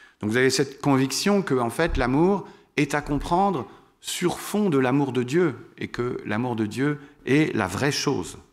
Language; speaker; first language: French; native; French